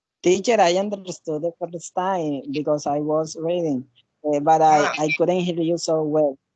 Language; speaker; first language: English; non-native, learner; Spanish